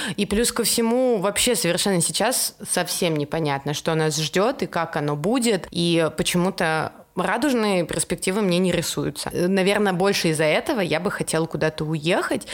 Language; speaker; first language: Russian; native; Russian